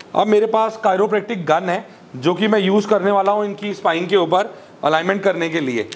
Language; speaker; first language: Hindi; native; Hindi